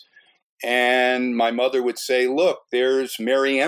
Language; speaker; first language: English; native; English